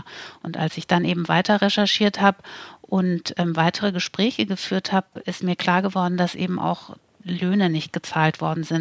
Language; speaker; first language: German; native; German